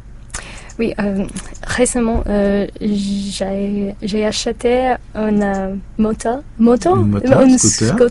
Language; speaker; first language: French; non-native, learner; English